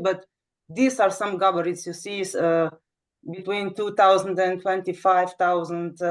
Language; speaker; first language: English; non-native, fluent; Slovenian